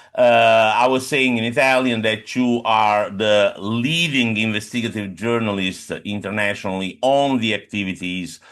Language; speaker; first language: English; non-native, fluent; Italian